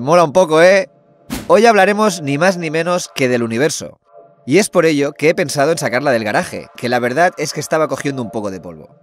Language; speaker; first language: Spanish; native; Spanish